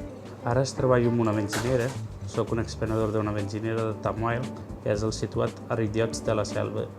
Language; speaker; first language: Catalan; non-native, learner; Punjabi